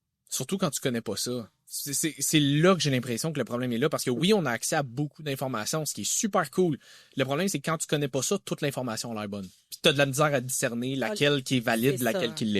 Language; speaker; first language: French; native; French